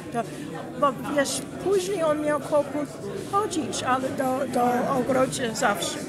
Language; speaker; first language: Polish; non-native, learner; English